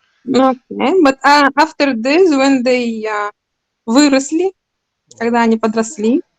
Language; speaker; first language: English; non-native, learner; Russian